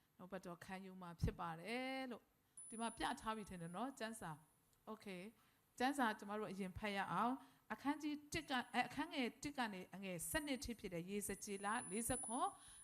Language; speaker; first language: Burmese; non-native, local second language; Tedim Chin